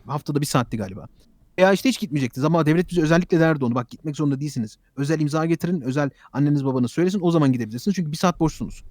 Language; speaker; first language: Turkish; early bilingual, heritage; Turkish